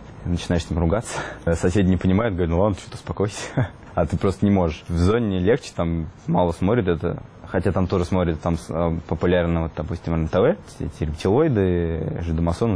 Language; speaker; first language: Russian; native; Russian